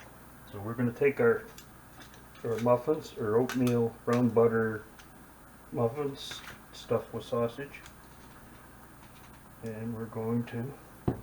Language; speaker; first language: English; native; English